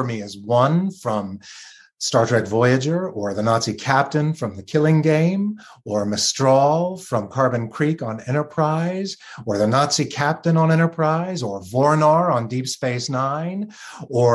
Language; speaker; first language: English; native; English